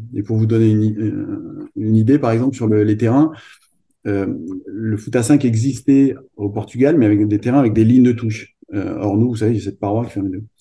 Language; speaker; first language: French; native; French